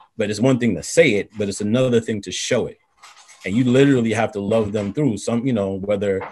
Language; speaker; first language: English; native; English